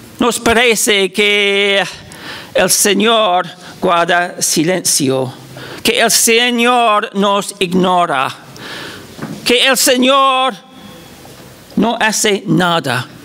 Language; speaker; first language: Spanish; non-native, fluent; English